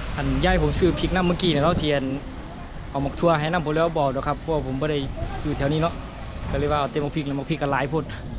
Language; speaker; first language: Thai; native; Thai